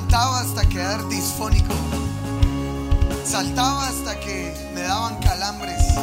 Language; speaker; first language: Spanish; native; Spanish